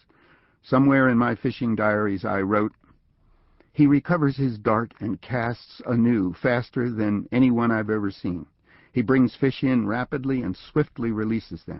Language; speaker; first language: English; native; English